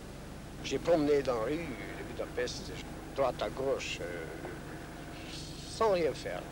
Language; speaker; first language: French; non-native, fluent; Hungarian